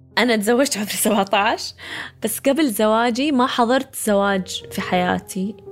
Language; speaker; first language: Arabic; early bilingual, heritage; Arabic